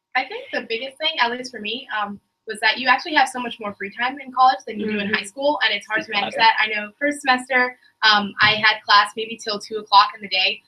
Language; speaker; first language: English; native; English